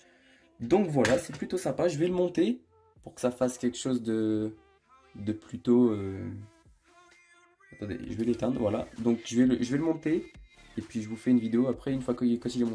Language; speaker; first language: French; native; French